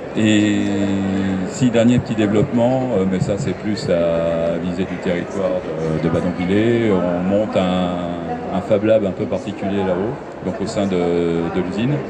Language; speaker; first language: French; native; French